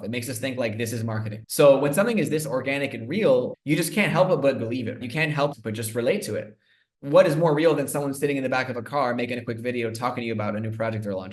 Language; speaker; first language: English; native; English